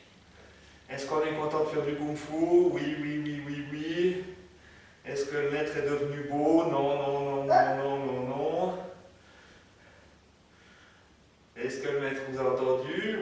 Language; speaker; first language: French; native; French